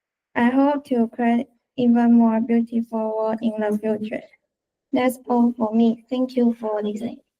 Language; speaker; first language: English; non-native, fluent; Indonesian